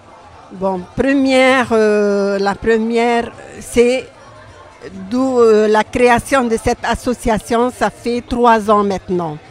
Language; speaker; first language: French; non-native, local second language; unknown